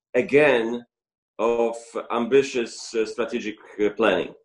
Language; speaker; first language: English; non-native, fluent; Polish